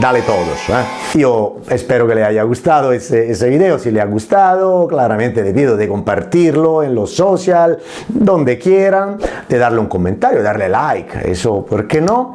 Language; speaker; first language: Spanish; non-native, fluent; Italian